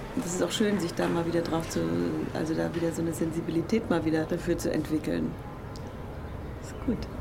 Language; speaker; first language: German; native; German